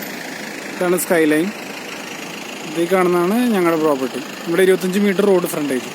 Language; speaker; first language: Malayalam; native; Malayalam